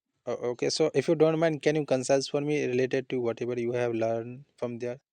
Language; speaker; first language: English; non-native, learner; Hindi